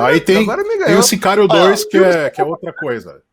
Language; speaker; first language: Portuguese; native; Portuguese